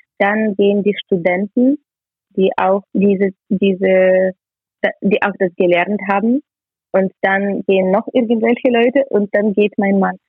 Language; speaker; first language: German; non-native, learner; Ukrainian